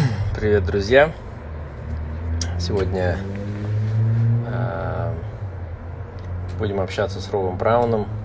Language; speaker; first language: Russian; native; Russian